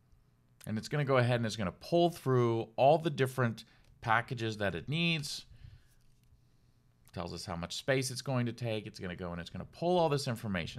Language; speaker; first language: English; native; English